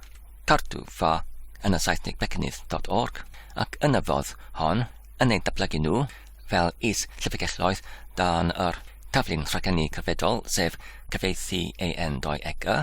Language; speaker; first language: Welsh; non-native, learner; English